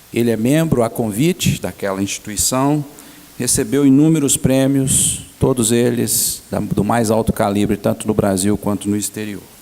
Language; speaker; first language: Portuguese; native; Portuguese